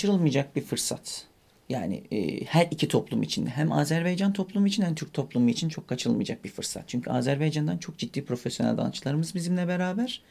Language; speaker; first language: Turkish; native; Turkish